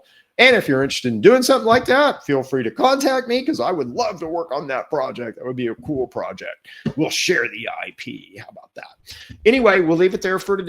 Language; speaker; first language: English; native; English